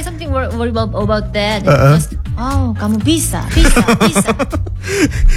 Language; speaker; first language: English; non-native, learner; Korean